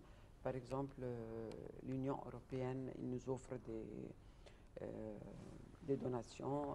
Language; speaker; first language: French; non-native, fluent; Arabic